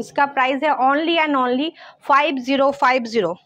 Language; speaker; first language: Hindi; non-native, local second language; Bangla